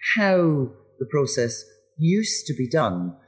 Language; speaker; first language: English; native; English